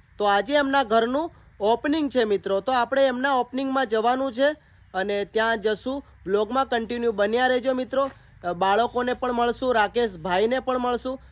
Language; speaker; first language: Gujarati; native; Gujarati